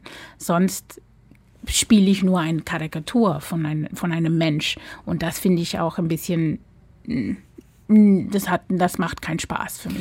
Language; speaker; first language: German; non-native, fluent; English